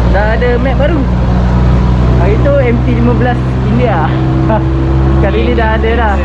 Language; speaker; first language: Malay; native; Malay